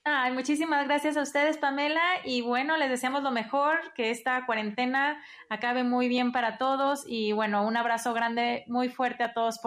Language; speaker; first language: Spanish; native; Spanish